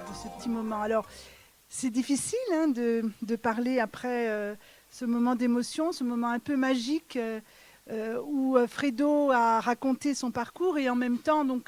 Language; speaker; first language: French; native; French